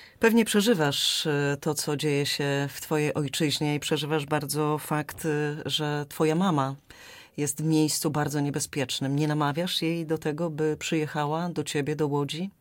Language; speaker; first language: Polish; native; Polish